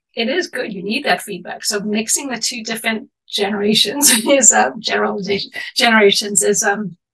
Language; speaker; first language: English; native; English